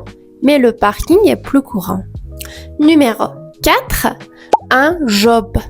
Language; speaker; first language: French; non-native, fluent; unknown